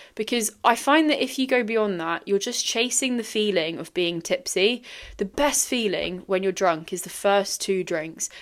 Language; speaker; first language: English; native; English